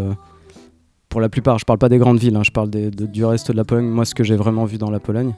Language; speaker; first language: French; native; French